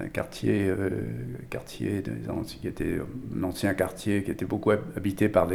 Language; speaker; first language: French; native; French